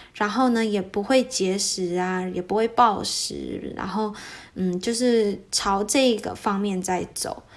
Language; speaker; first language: Chinese; early bilingual, heritage; Chinese